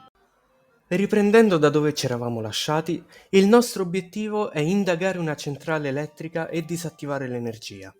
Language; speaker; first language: Italian; native; Italian